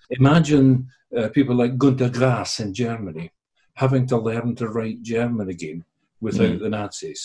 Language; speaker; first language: English; early bilingual, other home language; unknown